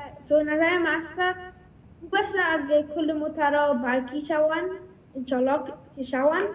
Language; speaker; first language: Persian; early bilingual, heritage; Persian